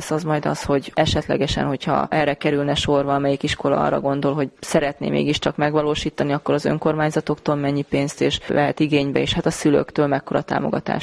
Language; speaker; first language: Hungarian; native; Hungarian